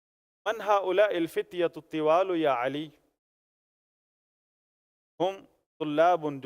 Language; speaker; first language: Arabic; non-native, fluent; Urdu